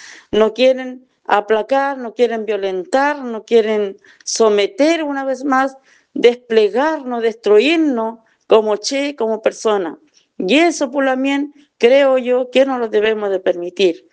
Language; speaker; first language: Spanish; non-native, local second language; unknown